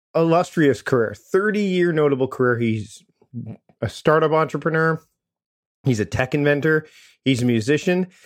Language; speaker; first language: English; native; English